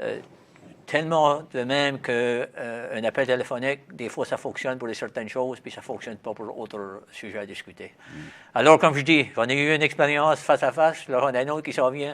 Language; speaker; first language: French; native; French